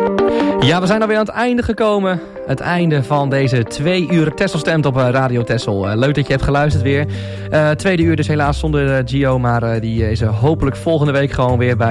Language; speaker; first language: Dutch; native; Dutch